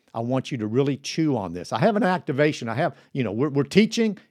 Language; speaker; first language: English; native; English